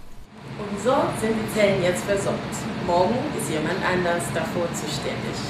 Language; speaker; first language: German; non-native, fluent; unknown